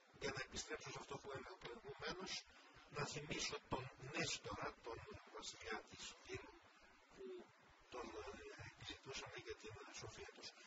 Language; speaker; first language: Greek; native; Greek